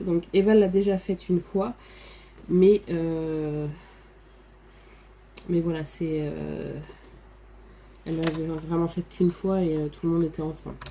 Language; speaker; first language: French; native; French